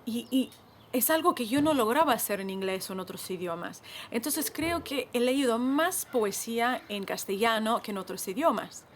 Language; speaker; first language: Spanish; non-native, fluent; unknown